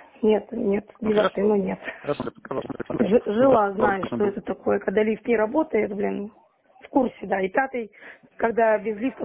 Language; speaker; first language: Russian; native; Russian